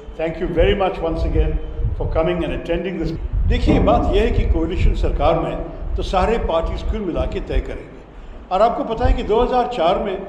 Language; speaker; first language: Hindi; non-native, local second language; Malayalam